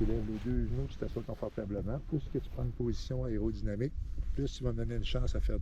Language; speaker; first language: French; native; French